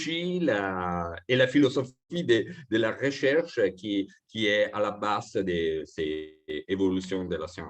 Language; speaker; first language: French; non-native, fluent; Italian